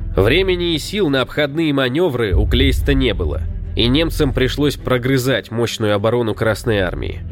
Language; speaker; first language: Russian; native; Russian